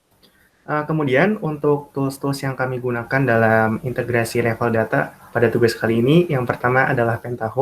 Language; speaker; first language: Indonesian; native; Indonesian